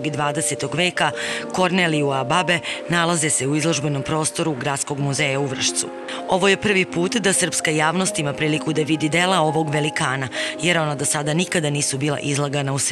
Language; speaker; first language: Serbian; native; Serbian